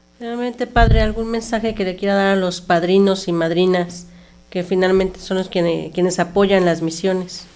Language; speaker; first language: Spanish; native; Spanish